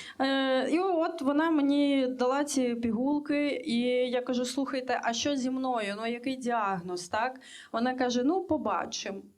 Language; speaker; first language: Ukrainian; native; Ukrainian